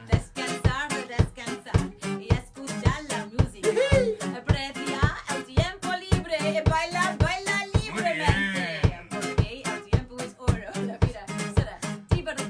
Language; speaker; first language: Spanish; non-native, learner; English